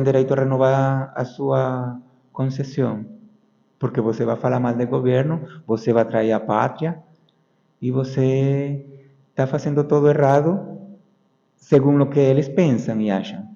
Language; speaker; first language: Portuguese; non-native, fluent; Spanish